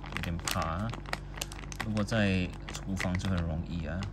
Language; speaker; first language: Chinese; non-native, local second language; English